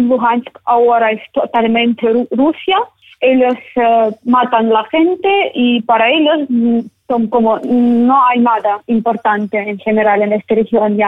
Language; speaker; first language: Spanish; non-native, learner; Ukrainian